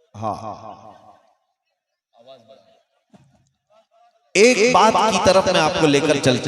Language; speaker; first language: Urdu; native; Urdu